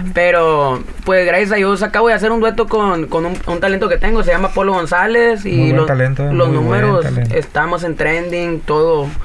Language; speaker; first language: Spanish; native; Spanish